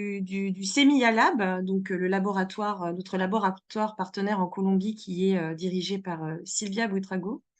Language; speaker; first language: French; native; French